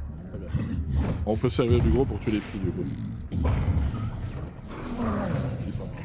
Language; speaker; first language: French; native; French